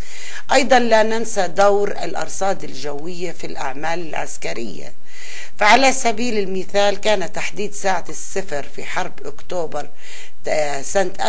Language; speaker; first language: Arabic; native; Arabic